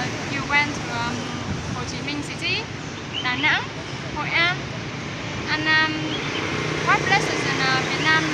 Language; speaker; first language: English; non-native, learner; Vietnamese